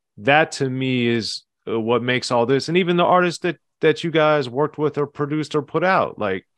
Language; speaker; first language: English; native; English